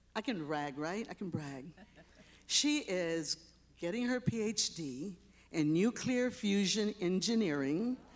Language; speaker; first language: English; early bilingual, other home language; Spanish